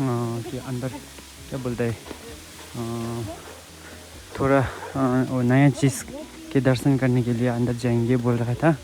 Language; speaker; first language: Hindi; non-native, local second language; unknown